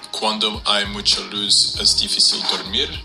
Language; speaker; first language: Spanish; non-native, learner; English